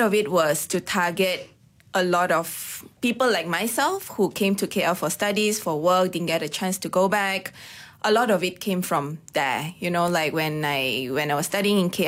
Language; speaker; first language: English; non-native, local second language; Cantonese